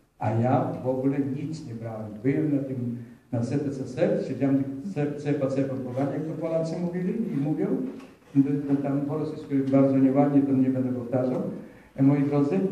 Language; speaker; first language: Polish; early bilingual, heritage; Polish